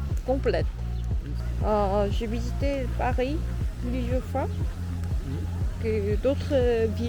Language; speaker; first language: French; non-native, learner; Korean